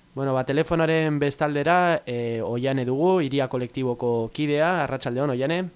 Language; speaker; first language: Basque; native; Basque